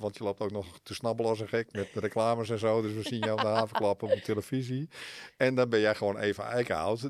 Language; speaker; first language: Dutch; native; Dutch